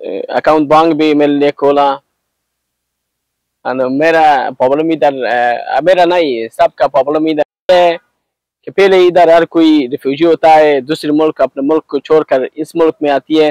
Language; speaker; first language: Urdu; non-native, learner; Pashto